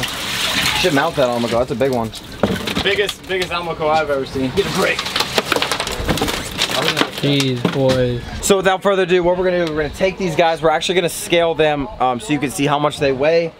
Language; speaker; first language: English; native; English